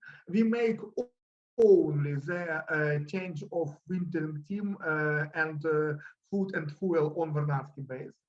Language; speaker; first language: English; non-native, learner; Russian